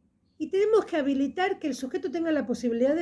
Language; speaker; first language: Spanish; native; Spanish